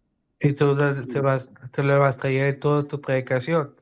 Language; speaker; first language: Spanish; non-native, fluent; Dutch